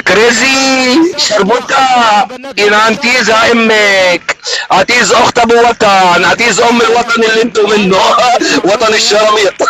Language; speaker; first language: Arabic; native; Arabic